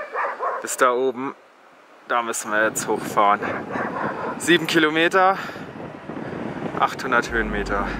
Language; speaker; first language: German; native; German